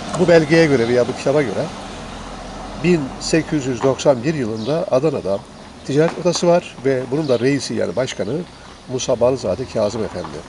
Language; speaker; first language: Turkish; native; Turkish